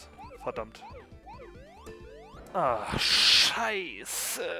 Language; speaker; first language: German; native; German